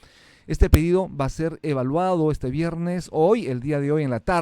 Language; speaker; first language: Spanish; native; Spanish